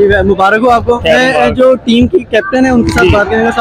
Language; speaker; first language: Urdu; non-native, local second language; Punjabi